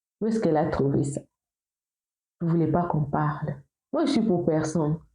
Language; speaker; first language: French; non-native, local second language; Lingala